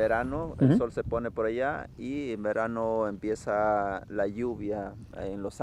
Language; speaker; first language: Spanish; native; Spanish